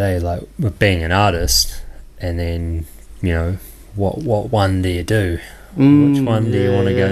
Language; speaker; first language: English; native; English